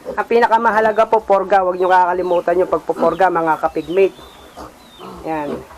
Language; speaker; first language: Filipino; native; Filipino